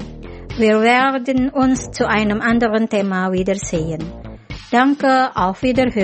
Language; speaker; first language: German; non-native, fluent; Indonesian